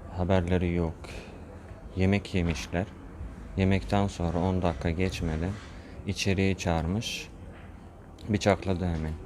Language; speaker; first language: Turkish; non-native, fluent; Arabic